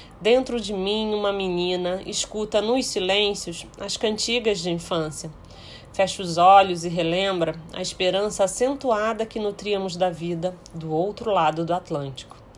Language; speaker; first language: Portuguese; early bilingual, heritage; Portuguese